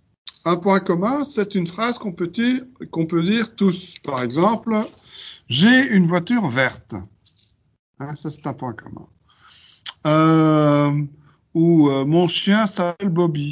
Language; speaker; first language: French; non-native, fluent; Dutch